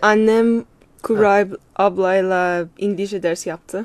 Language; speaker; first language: Turkish; non-native, learner; English